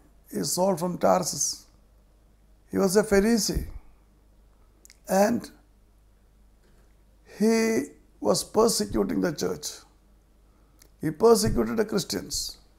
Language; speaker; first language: English; non-native, local second language; Malayalam